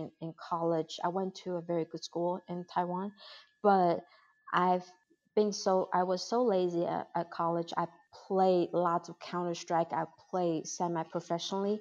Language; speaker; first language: English; non-native, fluent; Chinese